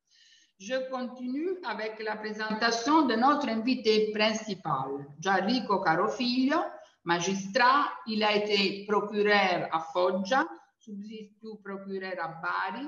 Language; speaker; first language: French; non-native, fluent; Italian